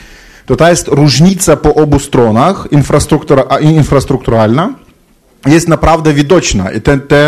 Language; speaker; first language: Polish; non-native, fluent; Ukrainian